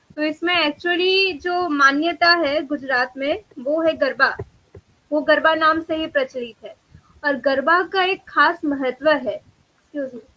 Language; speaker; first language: Hindi; non-native, local second language; Bangla